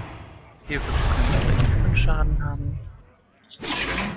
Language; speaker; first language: German; native; German